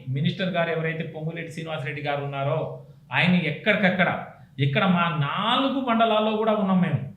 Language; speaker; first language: Telugu; non-native, local second language; Lambadi